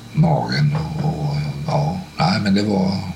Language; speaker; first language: Swedish; native; Swedish